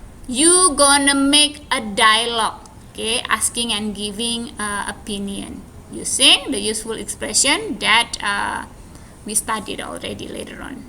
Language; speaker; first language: English; non-native, fluent; Indonesian